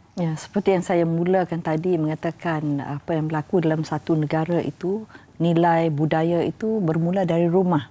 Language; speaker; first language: Malay; native; Malay